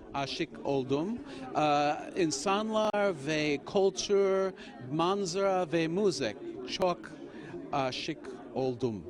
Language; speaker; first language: Turkish; non-native, learner; English